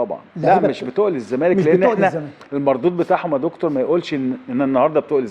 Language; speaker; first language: Arabic; native; Arabic